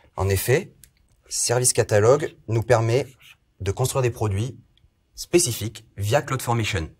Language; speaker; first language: French; native; French